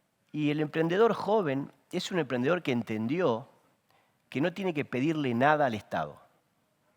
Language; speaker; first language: Spanish; native; Spanish